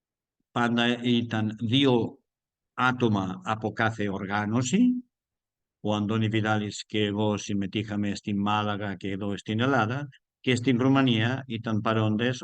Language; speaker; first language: Greek; non-native, learner; Spanish